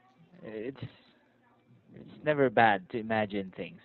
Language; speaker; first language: English; non-native, fluent; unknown